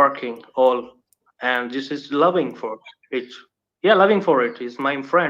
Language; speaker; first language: English; non-native, learner; Punjabi